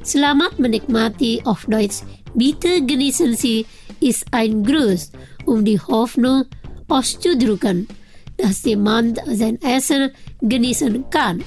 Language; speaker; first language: German; non-native, fluent; Indonesian